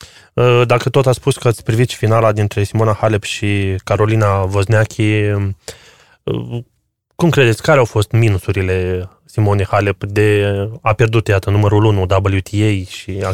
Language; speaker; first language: Romanian; native; Romanian